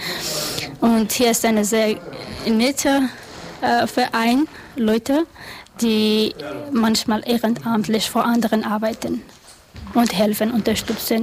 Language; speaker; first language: German; non-native, learner; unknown